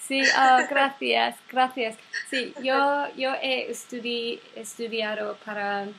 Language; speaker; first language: Spanish; non-native, learner; English